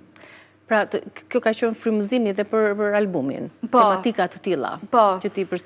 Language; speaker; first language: Albanian; native; Albanian